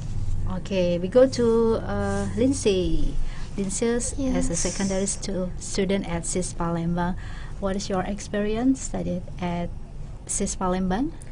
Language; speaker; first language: English; non-native, local second language; Indonesian